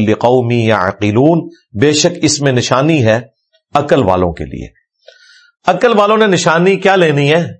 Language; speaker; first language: Urdu; non-native, local second language; Punjabi